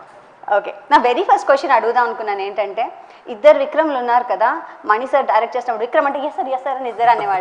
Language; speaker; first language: Telugu; native; Telugu